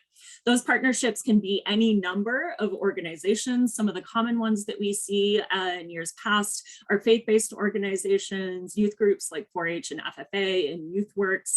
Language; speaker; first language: English; native; English